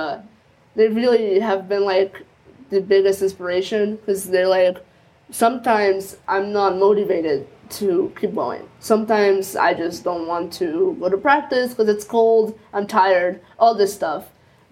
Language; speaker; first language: English; early bilingual, other home language; Spanish